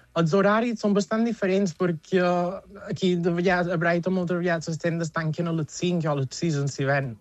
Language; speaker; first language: Catalan; native; Catalan